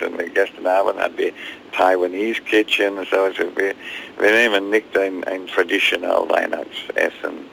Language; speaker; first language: German; non-native, learner; English